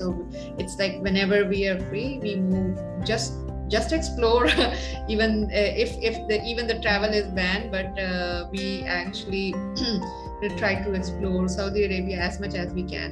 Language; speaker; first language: English; non-native, local second language; Urdu